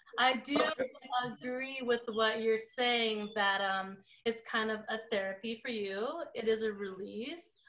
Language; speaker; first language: English; early bilingual, other home language; Portuguese